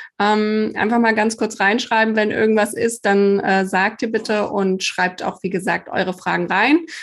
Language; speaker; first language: German; native; German